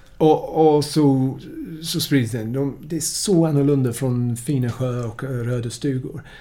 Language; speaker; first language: Swedish; non-native, fluent; English